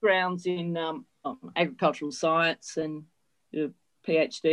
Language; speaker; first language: English; native; English